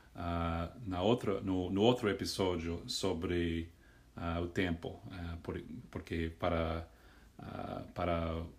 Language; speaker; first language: Portuguese; non-native, learner; English